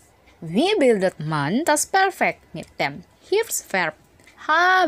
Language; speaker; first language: German; non-native, fluent; Indonesian